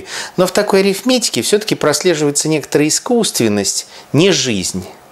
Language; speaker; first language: Russian; native; Russian